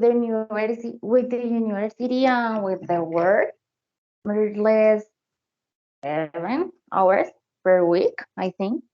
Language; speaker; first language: English; non-native, learner; Spanish